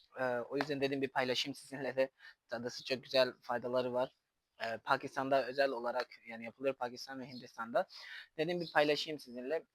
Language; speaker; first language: Turkish; non-native, fluent; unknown